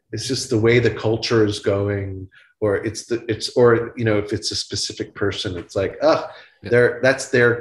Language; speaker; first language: English; native; English